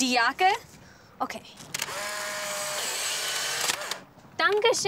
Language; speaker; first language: German; non-native, learner; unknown